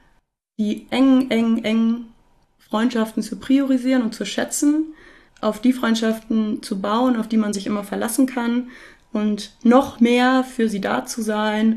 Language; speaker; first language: German; native; German